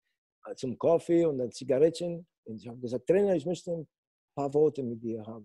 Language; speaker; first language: German; non-native, learner; Polish